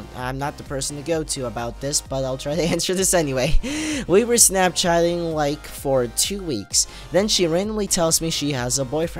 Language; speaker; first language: English; native; English